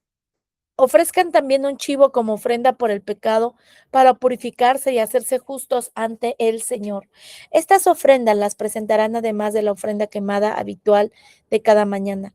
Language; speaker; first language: Spanish; native; Spanish